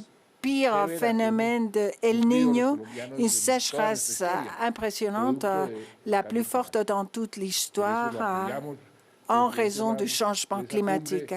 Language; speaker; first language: French; non-native, fluent; Spanish